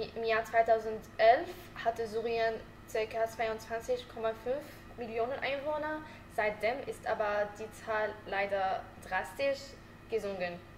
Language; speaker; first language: German; non-native, learner; Arabic